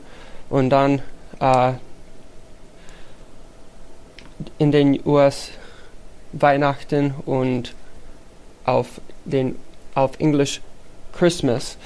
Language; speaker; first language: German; non-native, learner; English